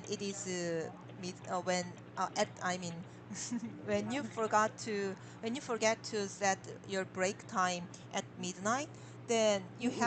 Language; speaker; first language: English; non-native, learner; Korean